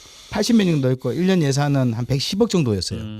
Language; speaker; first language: Korean; native; Korean